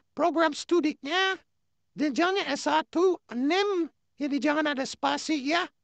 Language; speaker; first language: Indonesian; native; Indonesian